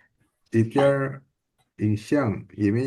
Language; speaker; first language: Chinese; non-native, learner; Indonesian